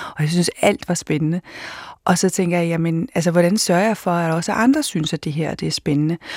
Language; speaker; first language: Danish; native; Danish